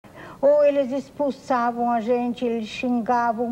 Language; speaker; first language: Portuguese; non-native, fluent; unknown